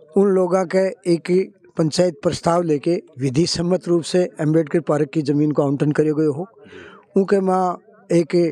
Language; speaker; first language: Hindi; native; Hindi